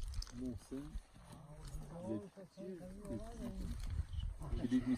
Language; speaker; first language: Persian; native; Persian